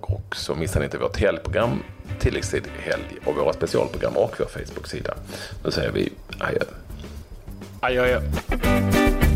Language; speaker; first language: Swedish; native; Swedish